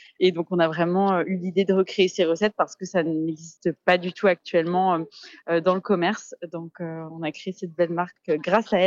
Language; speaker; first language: French; native; French